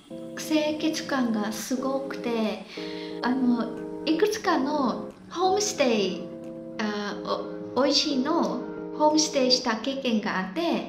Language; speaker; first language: Japanese; non-native, fluent; Khmer